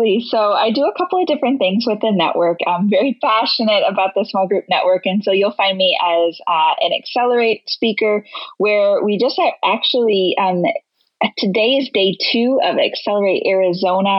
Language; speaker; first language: English; native; English